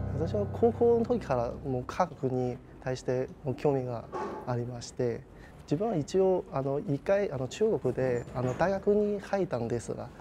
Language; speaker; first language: Japanese; non-native, fluent; Chinese